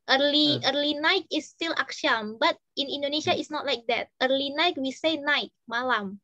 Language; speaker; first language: English; non-native, fluent; Indonesian